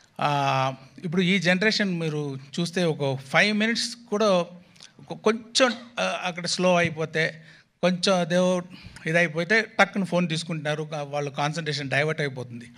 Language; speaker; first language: Telugu; non-native, local second language; Tamil